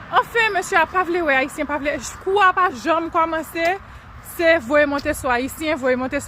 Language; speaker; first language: French; non-native, learner; Haitian Creole